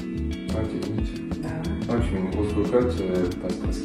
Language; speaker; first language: French; native; French